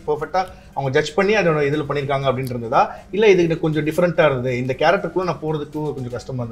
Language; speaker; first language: Tamil; native; Tamil